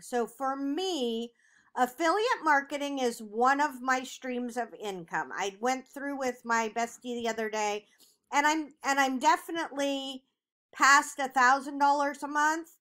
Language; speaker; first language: English; native; English